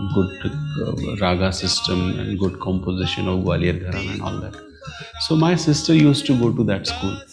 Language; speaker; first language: English; non-native, local second language; Marathi